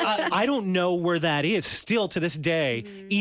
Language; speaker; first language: English; native; English